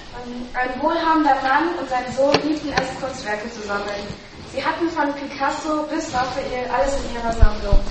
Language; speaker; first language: German; native; German